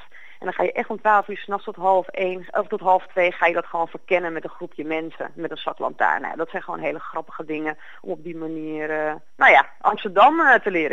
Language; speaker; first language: Dutch; native; Dutch